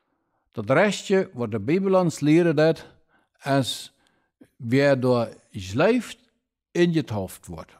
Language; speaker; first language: German; non-native, local second language; Plautdietsch